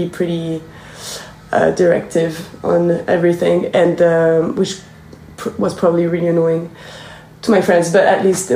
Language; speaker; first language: English; non-native, fluent; French